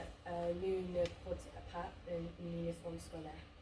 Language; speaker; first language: French; non-native, learner; English